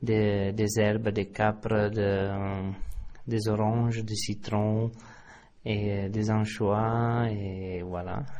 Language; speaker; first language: French; non-native, fluent; Italian